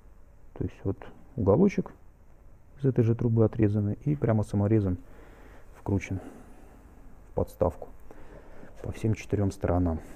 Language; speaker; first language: Russian; native; Russian